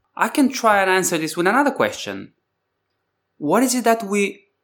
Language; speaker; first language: English; non-native, fluent; Bulgarian